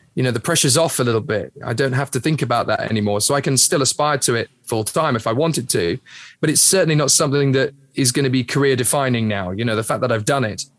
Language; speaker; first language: English; native; English